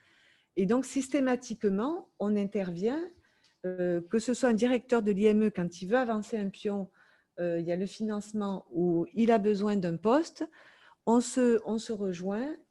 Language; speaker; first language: French; native; French